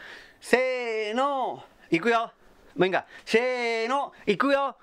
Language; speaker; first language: Japanese; non-native, fluent; Spanish